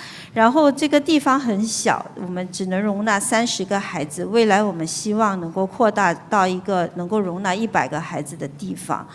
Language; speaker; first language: Chinese; native; Chinese